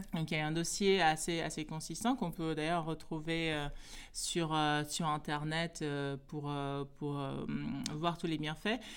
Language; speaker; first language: French; non-native, fluent; Portuguese